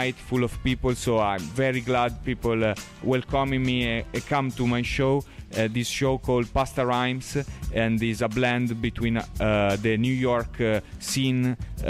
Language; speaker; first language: English; non-native, learner; Italian